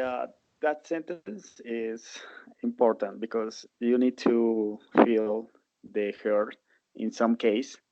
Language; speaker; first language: English; non-native, learner; Spanish